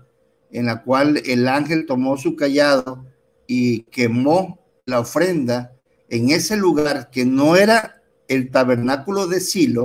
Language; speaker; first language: Spanish; native; Spanish